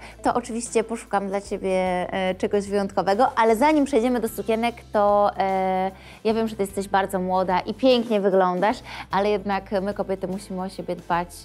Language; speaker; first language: Polish; native; Polish